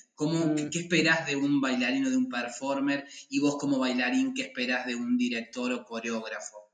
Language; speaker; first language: Spanish; native; Spanish